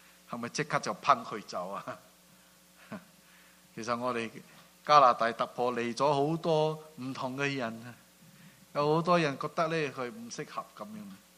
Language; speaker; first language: Cantonese; non-native, fluent; Min Nan Chinese